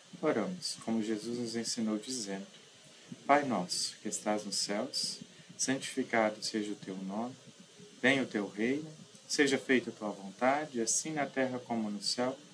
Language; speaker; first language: Portuguese; native; Portuguese